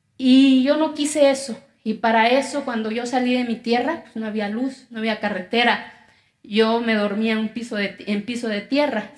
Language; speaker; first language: Spanish; non-native, local second language; Zapotec